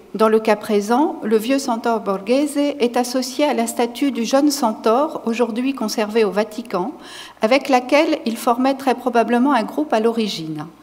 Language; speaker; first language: French; native; French